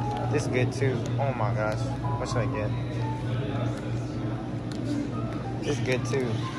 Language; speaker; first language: English; early bilingual, other home language; Korean